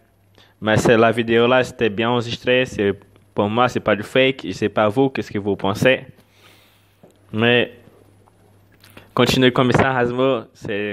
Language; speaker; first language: French; non-native, learner; Portuguese